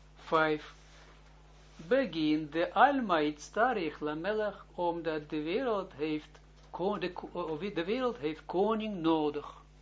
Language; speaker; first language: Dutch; non-native, fluent; Hebrew